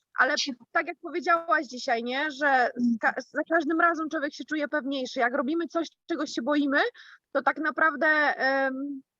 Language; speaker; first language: Polish; native; Polish